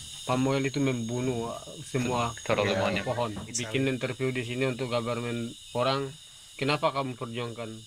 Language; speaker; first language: Indonesian; non-native, local second language; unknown